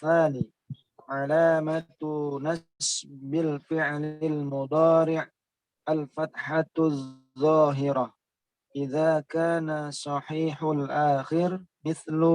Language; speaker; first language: Arabic; non-native, learner; Indonesian